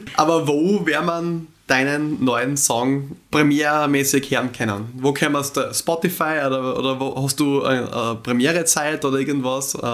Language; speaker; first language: German; native; German